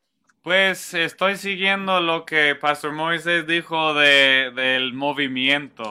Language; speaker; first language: Spanish; non-native, fluent; English